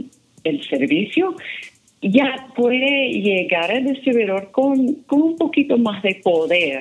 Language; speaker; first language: Spanish; non-native, fluent; English